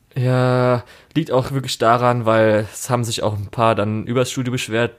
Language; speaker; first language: German; native; German